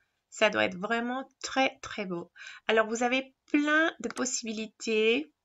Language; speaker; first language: French; non-native, fluent; Spanish